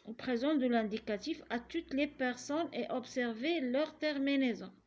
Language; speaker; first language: French; non-native, local second language; Arabic